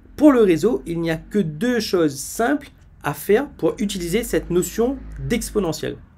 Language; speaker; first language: French; native; French